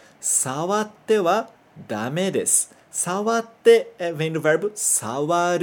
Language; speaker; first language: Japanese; non-native, fluent; Portuguese